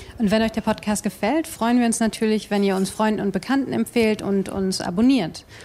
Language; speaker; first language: German; native; German